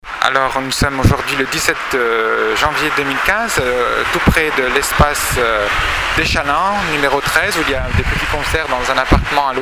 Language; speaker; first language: French; native; French